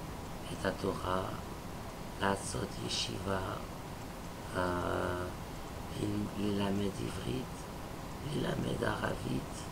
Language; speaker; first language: Hebrew; non-native, fluent; French